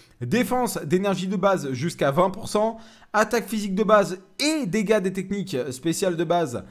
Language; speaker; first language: French; native; French